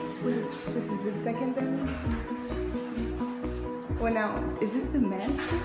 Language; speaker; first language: English; native; English